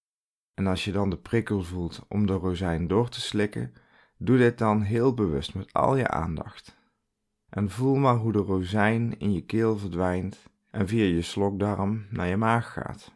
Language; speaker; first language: Dutch; native; Dutch